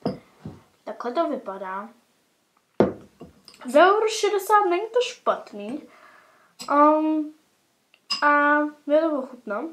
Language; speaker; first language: Czech; early bilingual, heritage; Czech